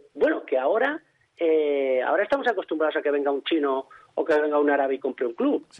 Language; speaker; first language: Spanish; native; Spanish